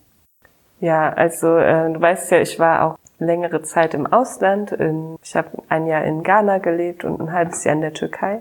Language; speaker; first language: German; native; German